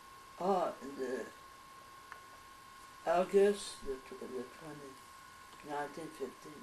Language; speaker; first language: English; early bilingual, heritage; French